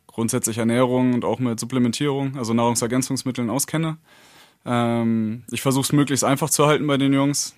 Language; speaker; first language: German; native; German